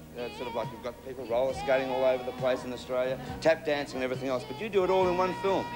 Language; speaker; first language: English; native; English